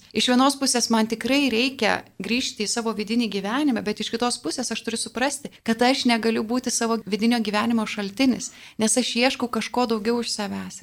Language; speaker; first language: Lithuanian; native; Lithuanian